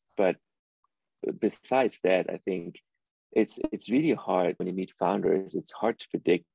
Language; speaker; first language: English; early bilingual, other home language; Persian